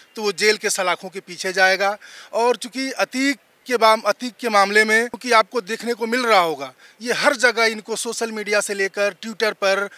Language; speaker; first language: Hindi; native; Hindi